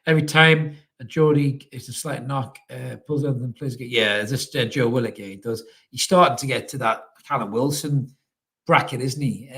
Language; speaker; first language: English; native; English